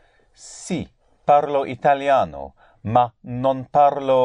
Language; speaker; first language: Italian; non-native, learner; English